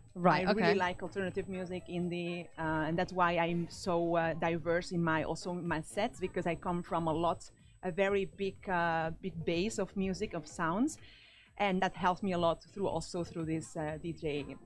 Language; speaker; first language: English; non-native, fluent; Spanish